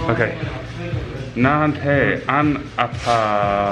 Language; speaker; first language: Korean; non-native, learner; English